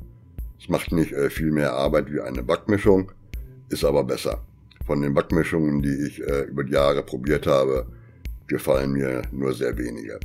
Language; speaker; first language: German; native; German